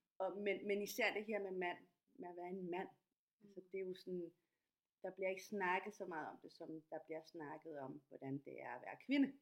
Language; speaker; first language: Danish; non-native, fluent; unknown